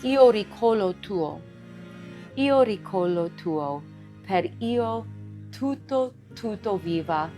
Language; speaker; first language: Italian; non-native, learner; English